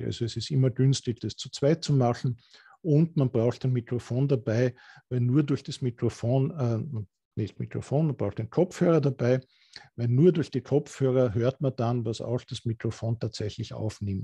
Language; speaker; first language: German; native; German